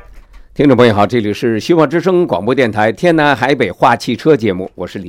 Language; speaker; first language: Chinese; native; Chinese